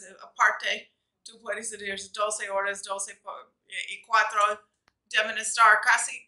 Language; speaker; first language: Spanish; non-native, fluent; English